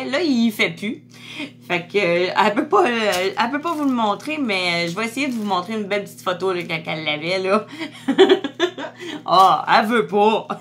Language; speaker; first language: French; native; French